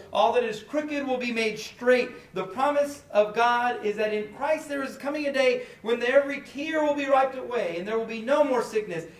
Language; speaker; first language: English; native; English